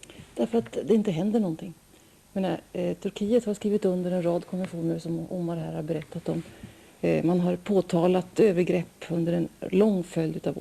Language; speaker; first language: Swedish; native; Swedish